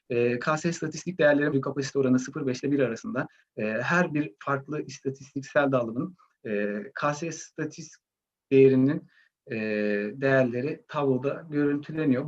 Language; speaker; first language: Turkish; native; Turkish